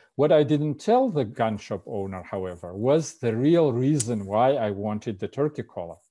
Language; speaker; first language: English; non-native, fluent; Russian